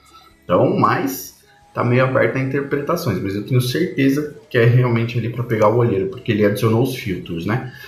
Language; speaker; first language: Portuguese; native; Portuguese